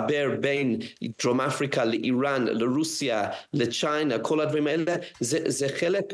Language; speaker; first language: Hebrew; non-native, fluent; English